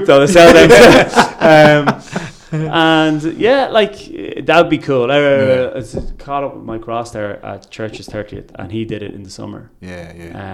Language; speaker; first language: English; native; English